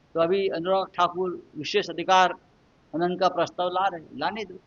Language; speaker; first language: Hindi; non-native, local second language; Marathi